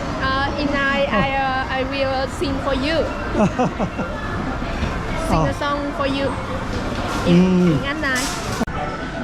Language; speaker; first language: English; non-native, learner; Korean